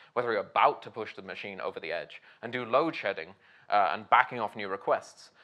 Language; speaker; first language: English; native; English